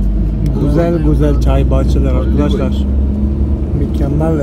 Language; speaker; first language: Turkish; non-native, fluent; Malayalam